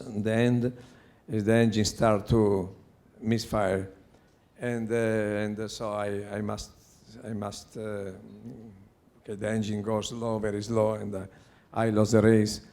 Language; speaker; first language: English; non-native, learner; Italian